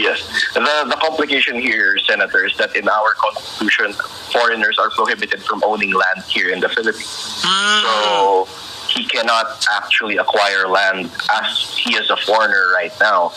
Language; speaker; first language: English; non-native, local second language; Filipino